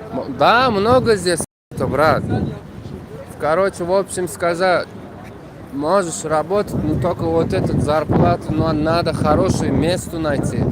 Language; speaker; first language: Russian; non-native, fluent; Turkmen